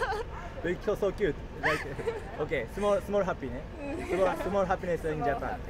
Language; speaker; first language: English; non-native, learner; Japanese